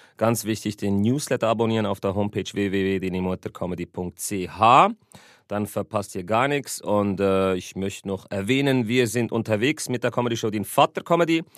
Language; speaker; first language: German; early bilingual, other home language; Arabic